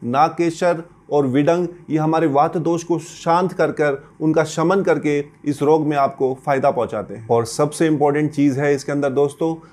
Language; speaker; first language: Hindi; native; Hindi